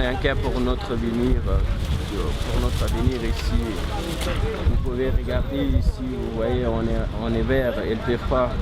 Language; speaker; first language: French; non-native, learner; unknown